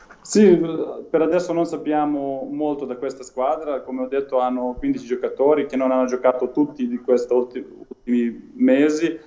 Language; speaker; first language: Italian; non-native, learner; Serbian